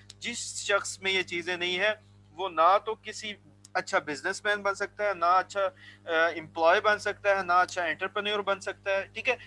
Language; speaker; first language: Urdu; non-native, local second language; Punjabi